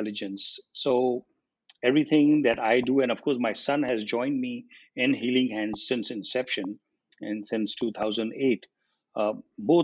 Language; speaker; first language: English; non-native, local second language; Gujarati